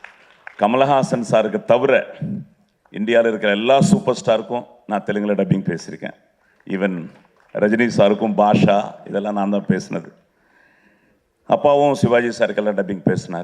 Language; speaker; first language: Tamil; non-native, local second language; Telugu